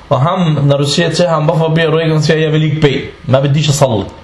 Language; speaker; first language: Danish; early bilingual, other home language; Arabic